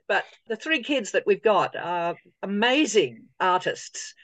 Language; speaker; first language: English; native; English